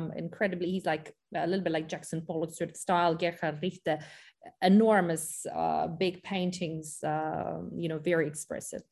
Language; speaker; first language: English; non-native, fluent; Ukrainian